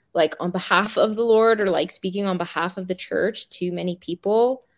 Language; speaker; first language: English; native; English